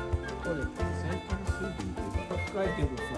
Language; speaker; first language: Japanese; native; Japanese